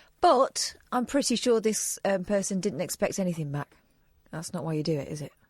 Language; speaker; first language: English; native; English